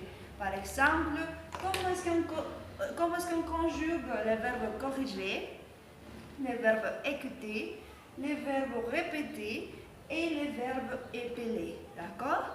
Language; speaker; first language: French; non-native, fluent; Spanish